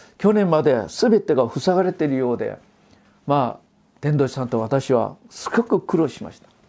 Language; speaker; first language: Japanese; non-native, fluent; Korean